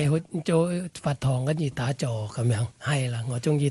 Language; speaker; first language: Cantonese; non-native, learner; Thai